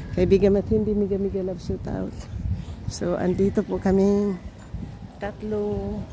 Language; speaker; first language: Filipino; non-native, local second language; Cebuano